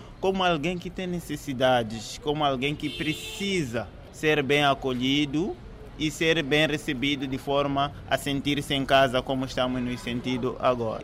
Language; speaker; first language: Portuguese; non-native, fluent; Rundi